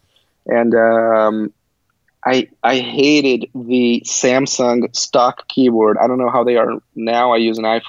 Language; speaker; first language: English; early bilingual, other home language; Portuguese